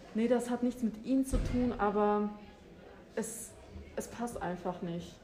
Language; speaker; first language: German; early bilingual, other home language; Albanian